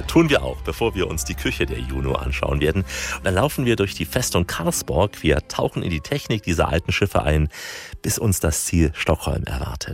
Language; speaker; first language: German; native; German